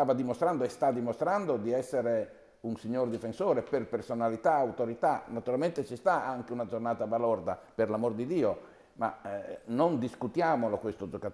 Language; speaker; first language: Italian; native; Italian